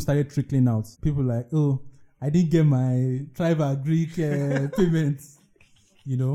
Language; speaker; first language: English; non-native, local second language; Yoruba